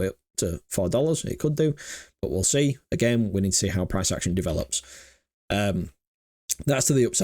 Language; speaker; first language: English; native; English